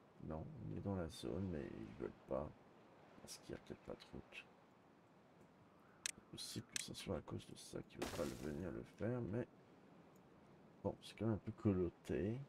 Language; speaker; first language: French; native; French